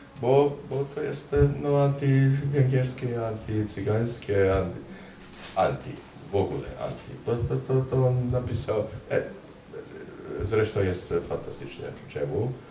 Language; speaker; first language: Polish; non-native, fluent; Hungarian